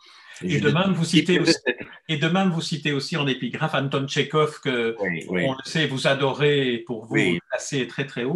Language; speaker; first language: French; native; French